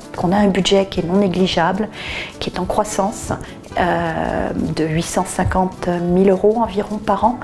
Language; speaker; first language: French; native; French